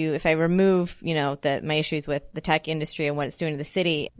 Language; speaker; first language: English; native; English